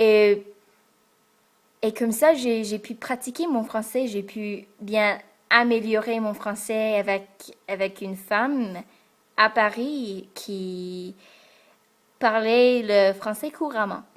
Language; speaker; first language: French; non-native, fluent; English